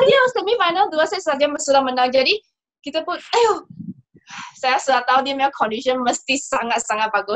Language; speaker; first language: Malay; non-native, local second language; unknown